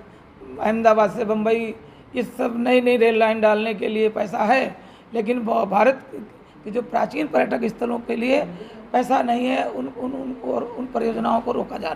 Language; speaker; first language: Hindi; native; Hindi